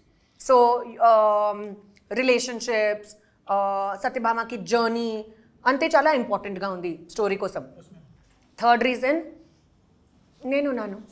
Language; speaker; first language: Telugu; non-native, local second language; Hindi